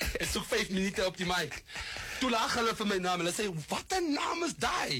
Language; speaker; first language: Afrikaans; non-native, local second language; English